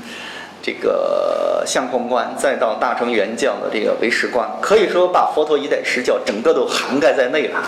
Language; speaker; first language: Chinese; native; Chinese